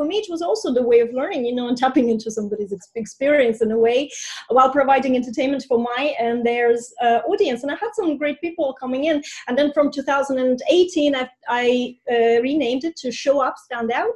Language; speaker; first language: English; non-native, fluent; Russian